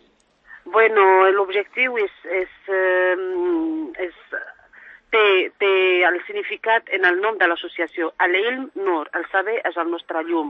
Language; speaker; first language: Catalan; non-native, fluent; Arabic